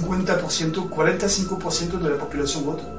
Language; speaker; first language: Spanish; non-native, fluent; French